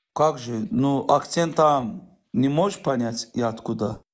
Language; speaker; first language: Russian; non-native, learner; Azerbaijani